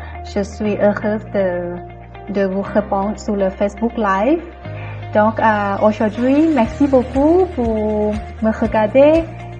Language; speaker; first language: French; non-native, fluent; Thai